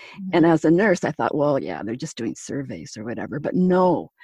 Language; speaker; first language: English; native; English